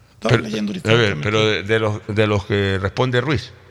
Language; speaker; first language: Spanish; native; Spanish